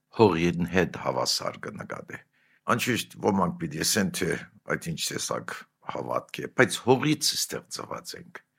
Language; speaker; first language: Armenian; native; Armenian